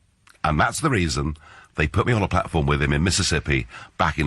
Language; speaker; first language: English; native; English